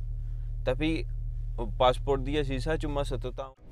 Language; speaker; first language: Indonesian; non-native, fluent; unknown